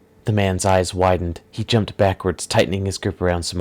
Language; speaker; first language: English; native; English